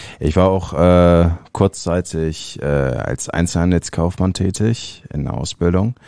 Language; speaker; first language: German; early bilingual, other home language; Italian